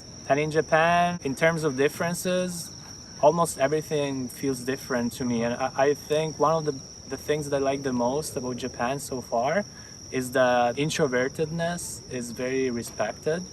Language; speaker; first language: English; non-native, fluent; Italian